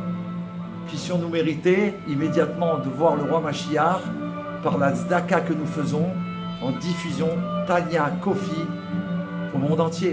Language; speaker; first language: French; native; French